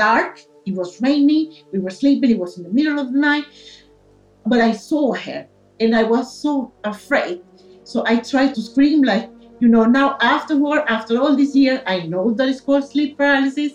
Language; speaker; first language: English; non-native, fluent; Spanish